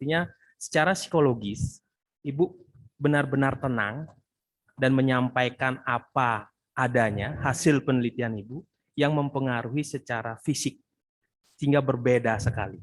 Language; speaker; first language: Indonesian; native; Indonesian